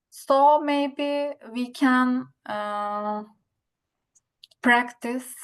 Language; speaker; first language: English; non-native, learner; Turkish